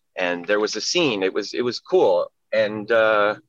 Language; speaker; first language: English; native; English